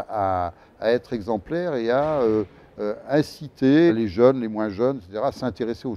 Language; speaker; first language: French; native; French